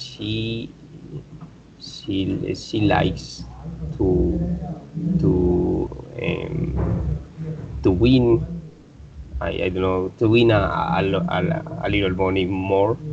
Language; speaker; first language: English; non-native, learner; Spanish